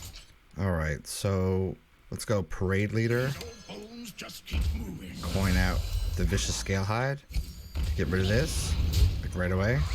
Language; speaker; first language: English; native; English